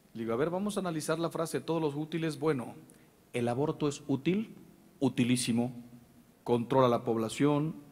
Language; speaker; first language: Spanish; native; Spanish